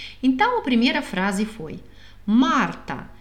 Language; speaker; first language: Portuguese; non-native, fluent; Russian